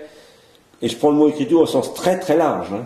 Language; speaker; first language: French; native; French